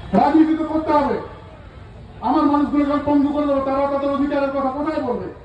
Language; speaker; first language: Bangla; non-native, local second language; Santali